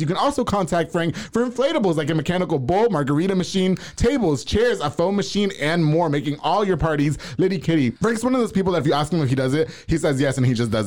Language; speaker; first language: English; native; English